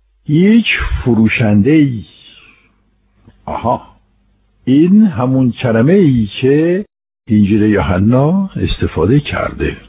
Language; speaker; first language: Persian; non-native, fluent; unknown